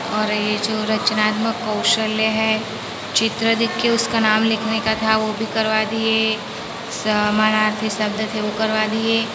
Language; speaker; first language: Hindi; non-native, local second language; Gujarati